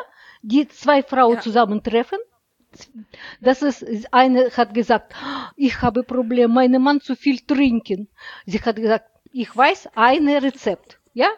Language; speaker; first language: German; non-native, learner; Russian